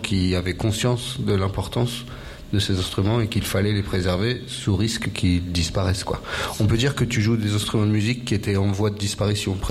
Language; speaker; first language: French; native; French